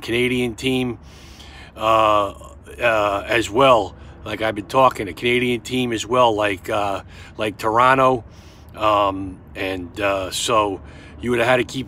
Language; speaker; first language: English; native; English